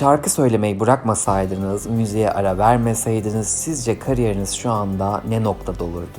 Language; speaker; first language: Turkish; native; Turkish